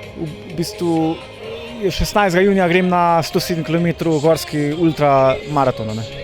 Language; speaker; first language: Slovenian; native; Slovenian